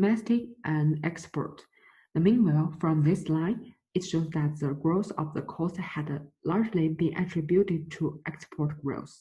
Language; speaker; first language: English; non-native, fluent; Chinese